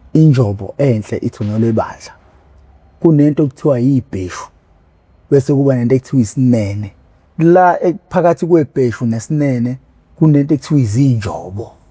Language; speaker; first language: Zulu; native; Zulu